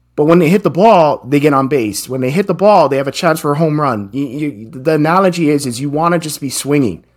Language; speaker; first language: English; native; English